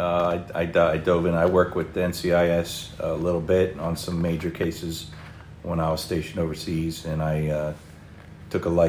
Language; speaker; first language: English; native; English